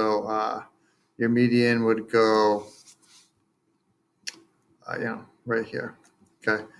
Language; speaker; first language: English; native; English